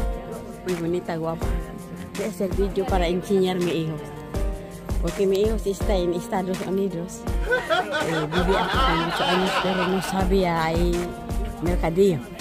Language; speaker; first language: Spanish; non-native, learner; Filipino